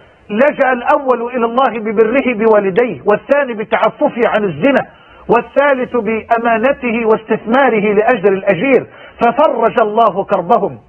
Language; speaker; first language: Arabic; native; Arabic